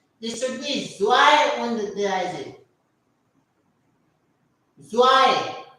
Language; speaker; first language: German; non-native, learner; Hindi